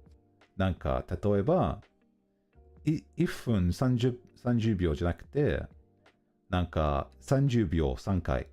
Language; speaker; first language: Japanese; non-native, learner; English